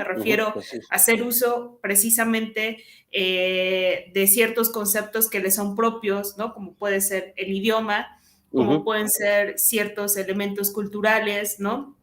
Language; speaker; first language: Spanish; native; Spanish